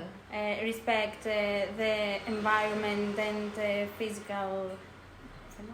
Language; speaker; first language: English; non-native, learner; Greek